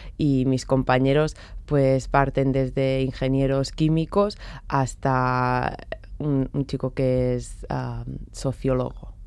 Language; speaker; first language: Spanish; non-native, local second language; Catalan